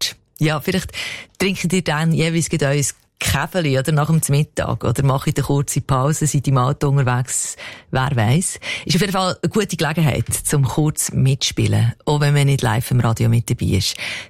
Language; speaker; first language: German; native; German